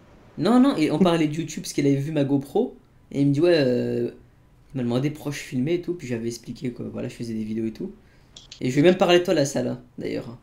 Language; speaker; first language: French; native; French